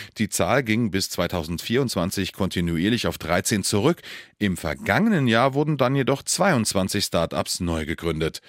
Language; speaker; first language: German; native; German